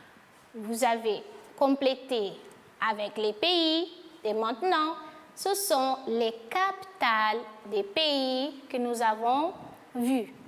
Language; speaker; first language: French; non-native, fluent; Portuguese